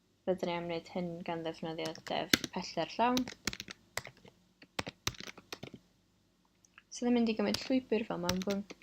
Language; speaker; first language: Welsh; non-native, local second language; English